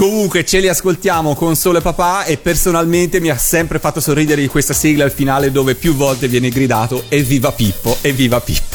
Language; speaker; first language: Italian; native; Italian